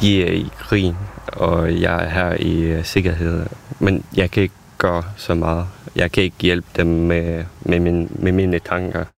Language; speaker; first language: Danish; non-native, fluent; Ukrainian